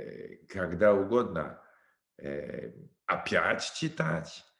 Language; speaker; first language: Russian; non-native, learner; English